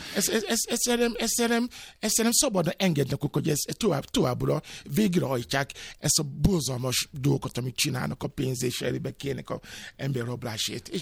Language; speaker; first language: Hungarian; non-native, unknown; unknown